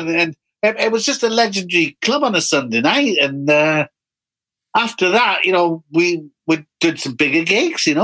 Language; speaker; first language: English; native; English